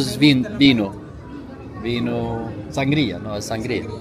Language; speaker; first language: Spanish; non-native, fluent; Swedish